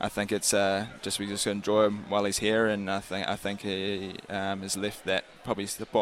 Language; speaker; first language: English; native; English